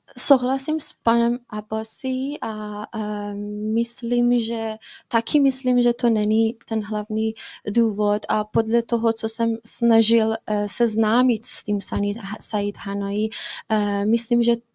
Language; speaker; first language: Czech; non-native, fluent; Persian